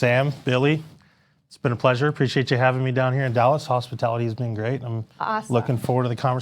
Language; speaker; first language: English; native; English